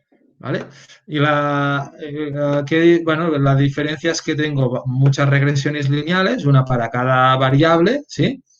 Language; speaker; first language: Spanish; native; Spanish